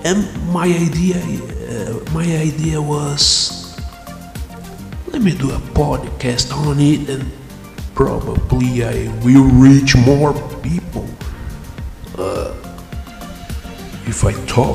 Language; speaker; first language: English; non-native, fluent; Portuguese